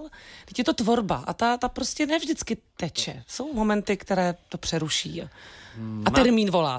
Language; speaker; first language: Czech; native; Czech